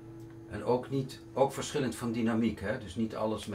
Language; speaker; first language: Dutch; native; Dutch